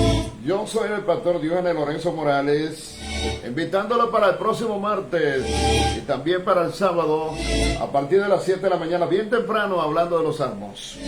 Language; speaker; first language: Spanish; native; Spanish